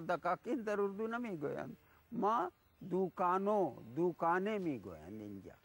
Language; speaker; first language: Persian; non-native, fluent; Urdu